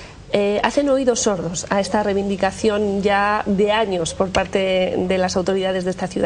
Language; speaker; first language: Spanish; native; Spanish